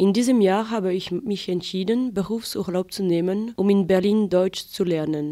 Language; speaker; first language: German; non-native, fluent; French